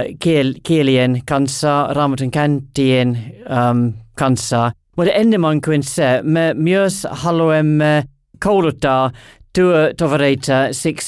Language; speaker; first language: Finnish; non-native, learner; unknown